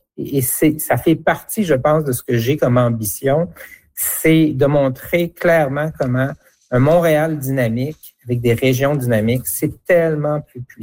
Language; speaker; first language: French; native; French